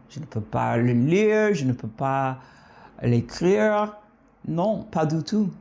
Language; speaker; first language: French; non-native, fluent; English